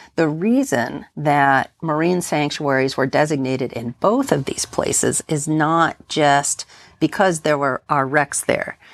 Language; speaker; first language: English; native; English